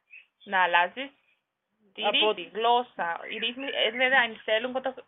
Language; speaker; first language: Greek; non-native, fluent; German